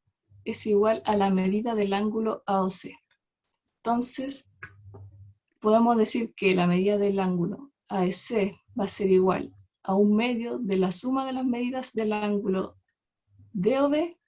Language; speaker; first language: Spanish; native; Spanish